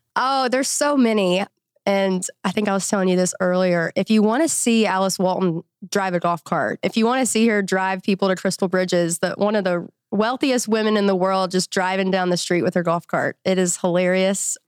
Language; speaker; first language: English; native; English